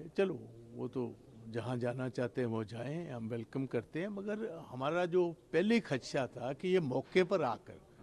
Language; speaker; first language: Hindi; non-native, local second language; Punjabi